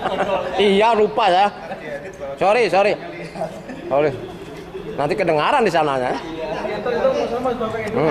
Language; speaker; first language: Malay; non-native, local second language; Javanese